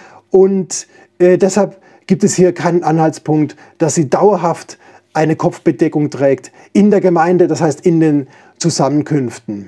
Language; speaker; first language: German; native; German